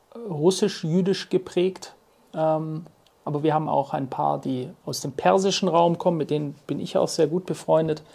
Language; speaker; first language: German; native; German